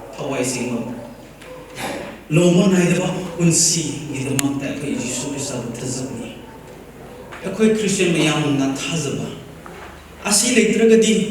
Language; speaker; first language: Manipuri; non-native, local second language; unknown